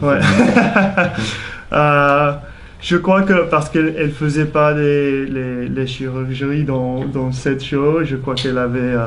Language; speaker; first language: French; non-native, fluent; English